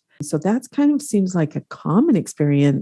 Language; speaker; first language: English; native; English